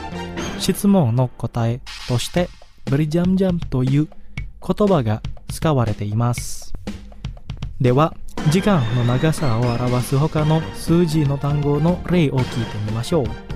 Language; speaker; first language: Japanese; non-native, fluent; Indonesian